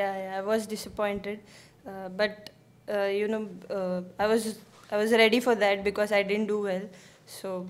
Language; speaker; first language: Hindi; native; Hindi